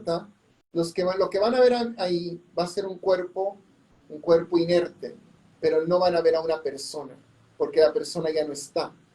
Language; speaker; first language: Spanish; native; Spanish